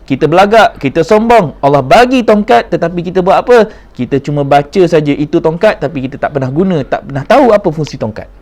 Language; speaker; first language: Malay; native; Malay